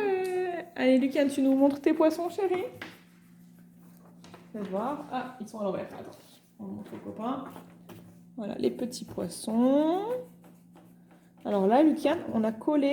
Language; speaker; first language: French; native; French